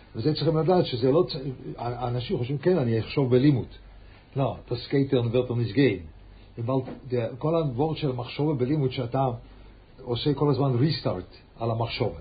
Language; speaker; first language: Hebrew; non-native, fluent; English